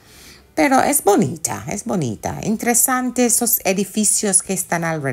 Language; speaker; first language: Spanish; non-native, fluent; English